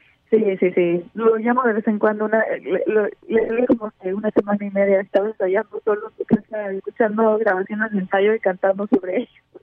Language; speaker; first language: Spanish; early bilingual, heritage; Spanish